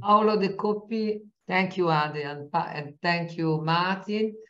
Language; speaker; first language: English; non-native, fluent; Italian